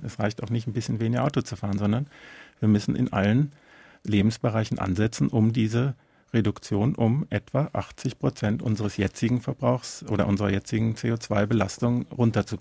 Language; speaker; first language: German; native; German